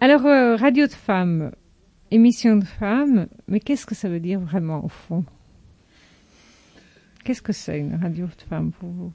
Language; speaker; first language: French; native; French